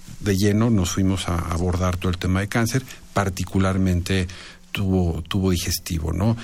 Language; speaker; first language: Spanish; native; Spanish